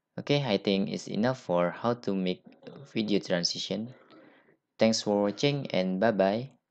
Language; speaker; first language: English; non-native, learner; Indonesian